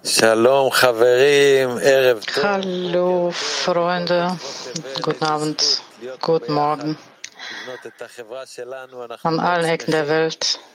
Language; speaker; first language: German; non-native, fluent; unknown